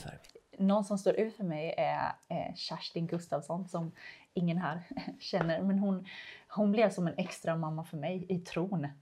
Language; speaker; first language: Swedish; native; Swedish